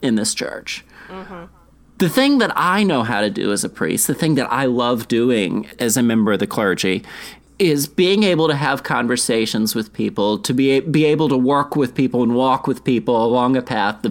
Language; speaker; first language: English; native; English